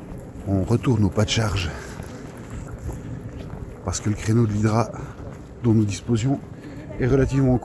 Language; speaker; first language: French; native; French